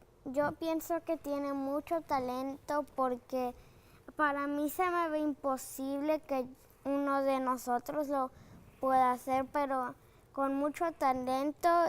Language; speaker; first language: Spanish; early bilingual, other home language; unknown